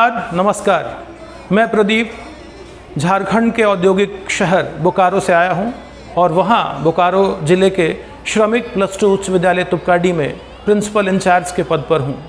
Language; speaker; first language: Hindi; native; Hindi